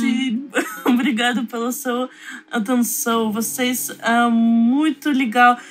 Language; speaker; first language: Portuguese; non-native, learner; Russian